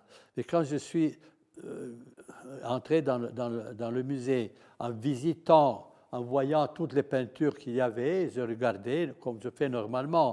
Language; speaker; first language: French; non-native, fluent; Italian